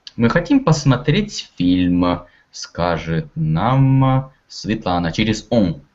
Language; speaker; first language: Russian; native; Russian